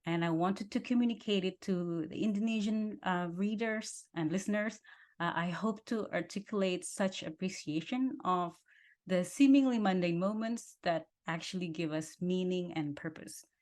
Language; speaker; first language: English; non-native, fluent; Indonesian